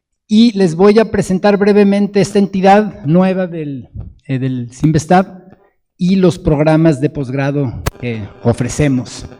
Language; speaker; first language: Spanish; native; Spanish